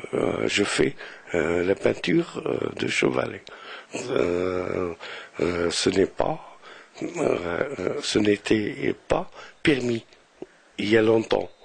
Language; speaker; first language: French; non-native, local second language; Arabic